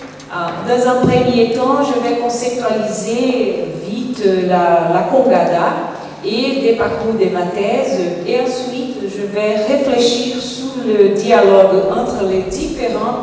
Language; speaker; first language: French; non-native, fluent; Portuguese